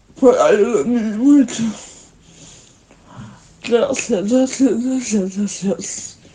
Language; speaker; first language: Spanish; non-native, learner; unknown